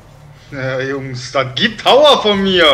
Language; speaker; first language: German; native; German